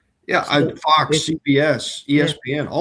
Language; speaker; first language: English; native; English